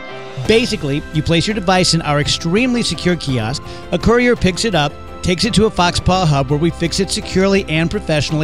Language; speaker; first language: English; native; English